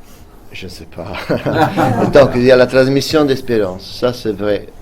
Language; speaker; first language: French; non-native, fluent; Italian